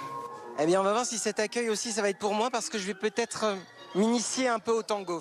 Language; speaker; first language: French; native; French